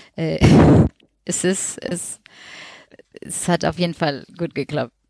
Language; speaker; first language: German; non-native, fluent; Spanish